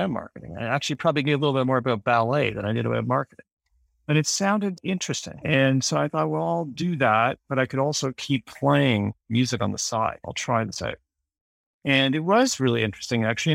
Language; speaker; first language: English; native; English